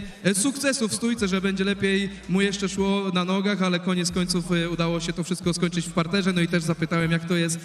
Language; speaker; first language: Polish; native; Polish